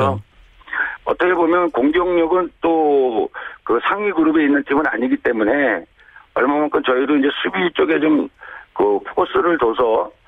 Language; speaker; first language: Korean; native; Korean